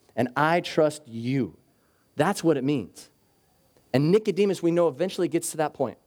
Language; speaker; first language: English; native; English